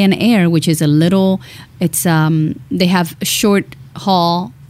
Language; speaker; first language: English; early bilingual, other home language; Spanish